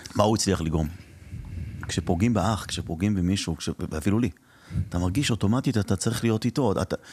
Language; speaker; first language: Hebrew; early bilingual, other home language; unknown